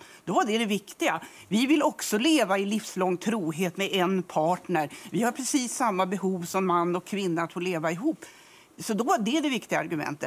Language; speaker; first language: Swedish; native; Swedish